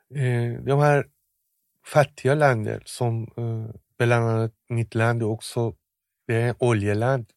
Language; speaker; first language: Swedish; non-native, fluent; Persian